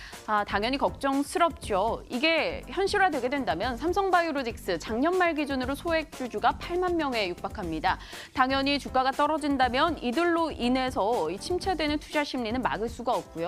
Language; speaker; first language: Korean; native; Korean